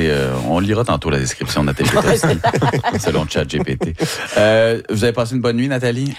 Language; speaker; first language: French; native; French